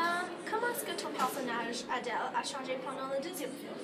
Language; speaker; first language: French; non-native, learner; English